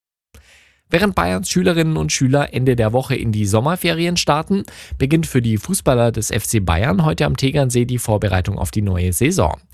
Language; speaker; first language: German; native; German